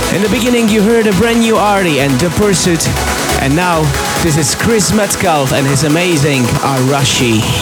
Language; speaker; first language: English; non-native, fluent; Slovak